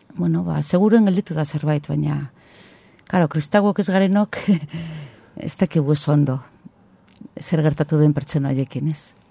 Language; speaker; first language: Basque; non-native, local second language; Spanish